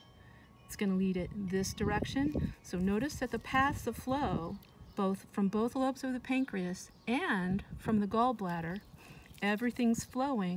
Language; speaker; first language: English; native; English